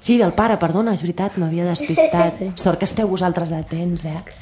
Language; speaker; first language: Catalan; native; Catalan